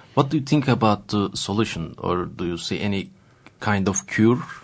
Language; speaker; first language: English; non-native, fluent; Turkish